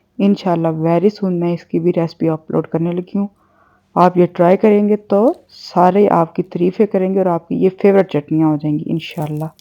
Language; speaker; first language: Urdu; non-native, local second language; Punjabi